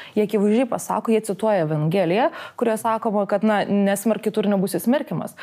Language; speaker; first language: Lithuanian; non-native, local second language; Polish